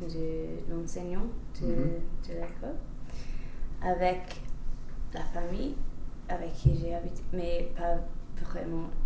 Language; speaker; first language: French; non-native, fluent; English